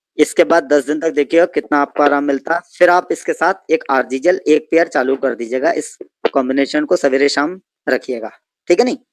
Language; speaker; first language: Hindi; native; Hindi